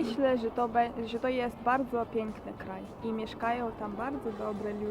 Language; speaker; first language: Polish; non-native, learner; Ukrainian